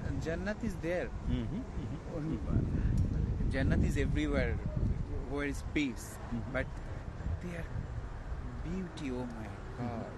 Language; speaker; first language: English; non-native, learner; Bangla